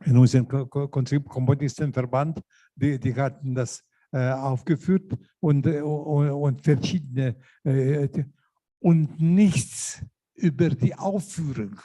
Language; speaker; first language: German; non-native, learner; Lithuanian